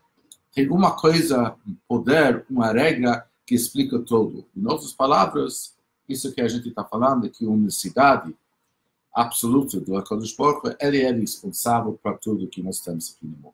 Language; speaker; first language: Portuguese; non-native, fluent; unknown